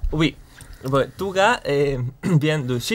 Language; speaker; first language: French; non-native, learner; Spanish